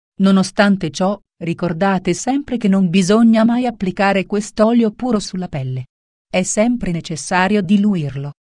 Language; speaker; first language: Italian; native; Italian